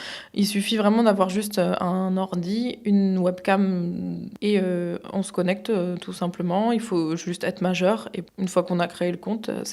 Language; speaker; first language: French; native; French